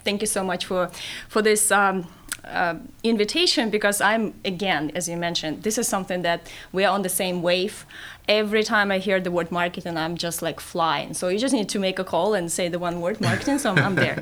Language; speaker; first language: English; non-native, fluent; Russian